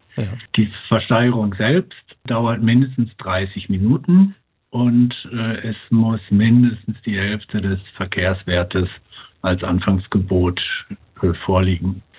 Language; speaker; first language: German; native; German